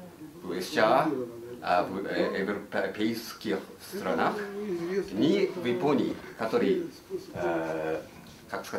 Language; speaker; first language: Russian; non-native, learner; Japanese